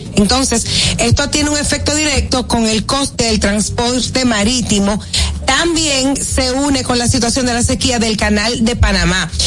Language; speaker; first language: Spanish; native; Spanish